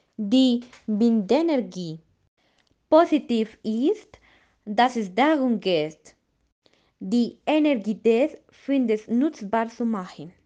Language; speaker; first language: German; non-native, learner; Spanish